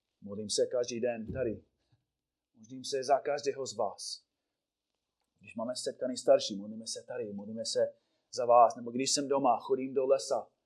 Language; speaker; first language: Czech; non-native, fluent; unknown